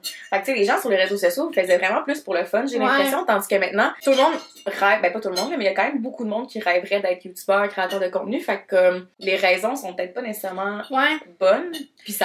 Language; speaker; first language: French; native; French